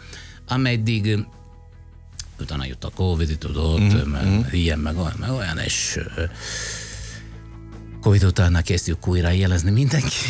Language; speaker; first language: Hungarian; non-native, fluent; Italian